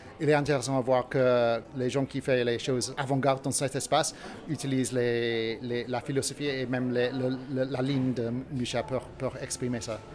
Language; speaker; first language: French; non-native, learner; English